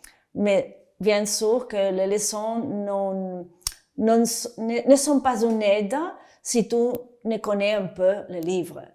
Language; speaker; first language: French; non-native, fluent; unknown